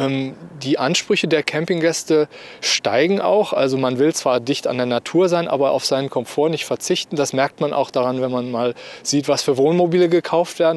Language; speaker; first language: German; native; German